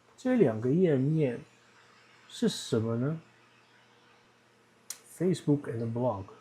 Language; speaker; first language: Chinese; non-native, learner; Dutch